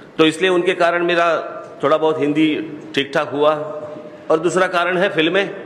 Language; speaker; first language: Hindi; non-native, local second language; Marathi